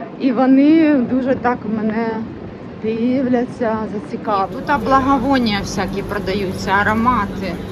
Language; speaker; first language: Ukrainian; non-native, local second language; Russian